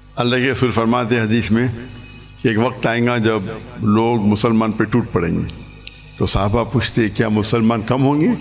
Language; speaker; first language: Urdu; non-native, local second language; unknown